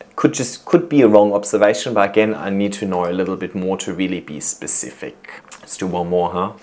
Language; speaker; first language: English; non-native, fluent; German